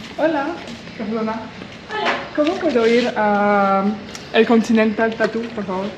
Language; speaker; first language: Spanish; non-native, learner; French